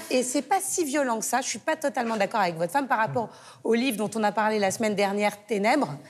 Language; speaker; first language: French; native; French